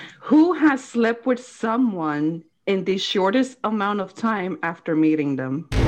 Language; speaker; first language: English; early bilingual, other home language; Spanish